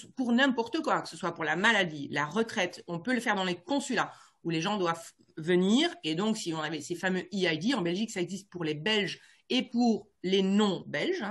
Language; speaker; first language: French; native; French